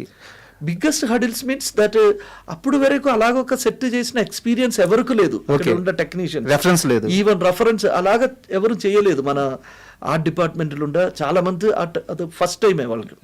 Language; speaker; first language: Telugu; non-native, fluent; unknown